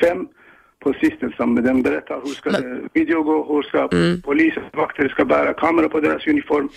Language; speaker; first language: Swedish; non-native, learner; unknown